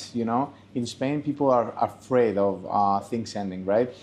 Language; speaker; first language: English; non-native, fluent; Spanish